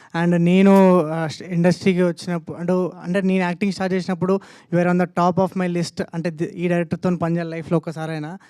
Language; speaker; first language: Telugu; native; Telugu